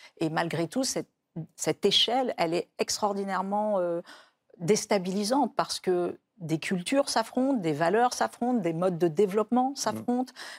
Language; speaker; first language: French; native; French